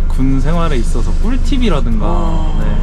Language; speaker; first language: Korean; native; Korean